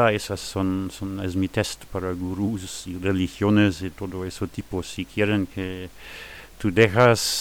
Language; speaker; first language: Spanish; non-native, fluent; German